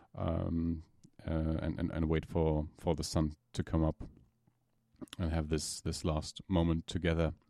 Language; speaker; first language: English; non-native, fluent; German